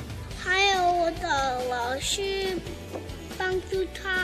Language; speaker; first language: Chinese; non-native, learner; English